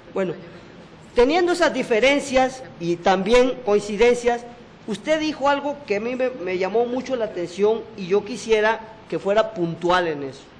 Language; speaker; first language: Spanish; native; Spanish